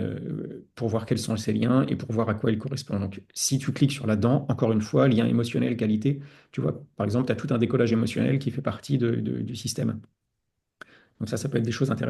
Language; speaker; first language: French; native; French